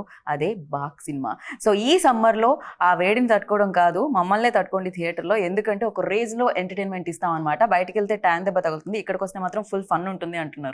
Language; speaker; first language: Telugu; native; Telugu